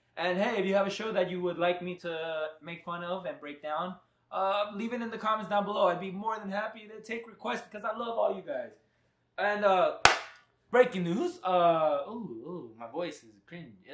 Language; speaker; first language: English; early bilingual, other home language; Spanish